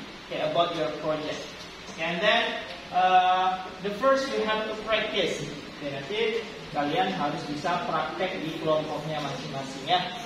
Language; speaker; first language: English; non-native, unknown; Indonesian